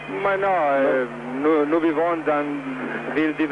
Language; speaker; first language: French; non-native, learner; Italian